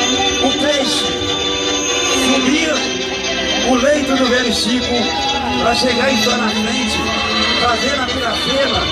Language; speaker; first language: Portuguese; native; Portuguese